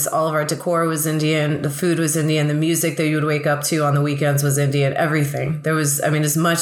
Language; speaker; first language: English; early bilingual, other home language; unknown